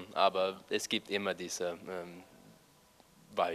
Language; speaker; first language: German; non-native, fluent; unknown